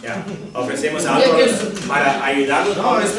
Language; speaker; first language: Spanish; non-native, fluent; English